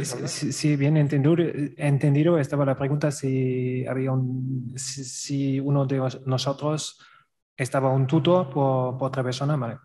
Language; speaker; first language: Spanish; non-native, learner; German